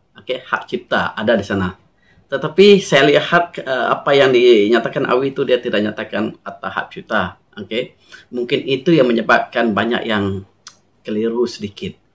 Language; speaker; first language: Malay; non-native, local second language; Iban